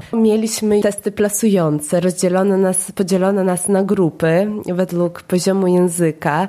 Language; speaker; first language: Polish; early bilingual, heritage; Polish